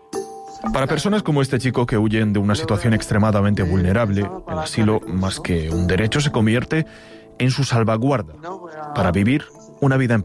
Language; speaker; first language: Spanish; native; Spanish